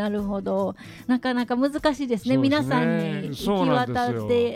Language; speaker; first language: Japanese; native; Japanese